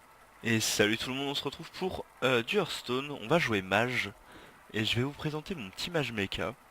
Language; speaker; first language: French; native; French